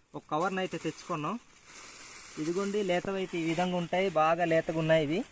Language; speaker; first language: Telugu; non-native, local second language; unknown